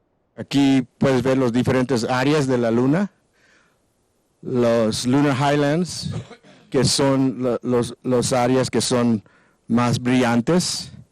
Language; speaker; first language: Spanish; non-native, learner; English